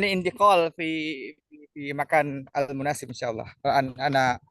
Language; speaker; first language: Arabic; non-native, learner; Indonesian